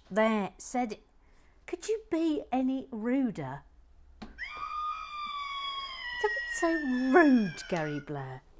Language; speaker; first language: English; native; English